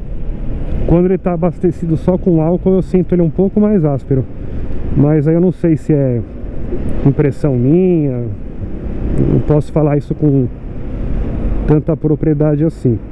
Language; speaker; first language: Portuguese; native; Portuguese